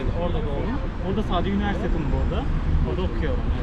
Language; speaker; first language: Turkish; non-native, fluent; Uzbek